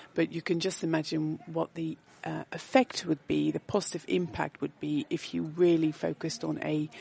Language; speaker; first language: English; non-native, fluent; Dutch